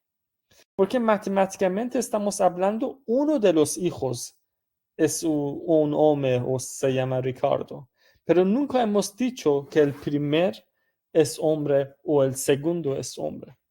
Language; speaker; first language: Spanish; non-native, fluent; Persian